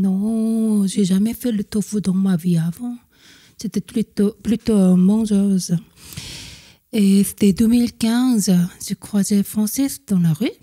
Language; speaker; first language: French; non-native, fluent; Korean